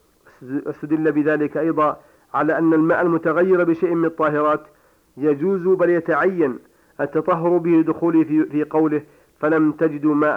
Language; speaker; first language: Arabic; native; Arabic